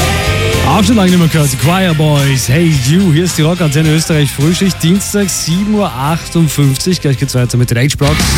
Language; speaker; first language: German; native; German